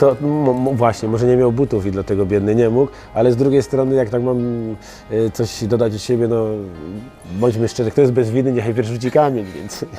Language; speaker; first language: Polish; native; Polish